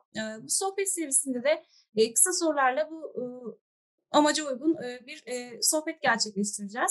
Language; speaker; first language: Turkish; native; Turkish